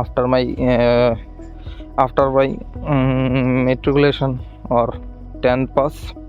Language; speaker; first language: English; non-native, learner; Hindi